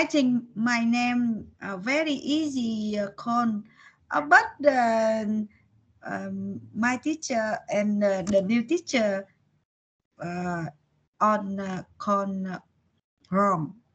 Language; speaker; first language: English; non-native, learner; Vietnamese